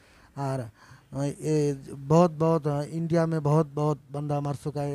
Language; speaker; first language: Hindi; non-native, learner; Bangla